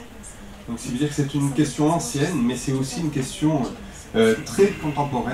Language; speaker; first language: French; native; French